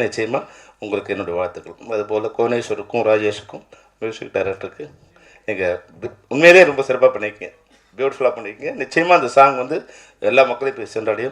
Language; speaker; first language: Tamil; native; Tamil